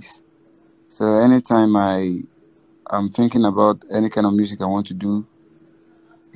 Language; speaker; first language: English; non-native, local second language; Yoruba